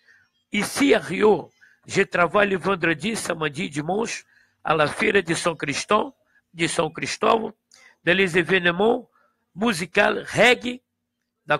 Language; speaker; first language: French; non-native, learner; Portuguese